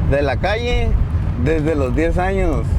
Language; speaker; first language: Spanish; native; Spanish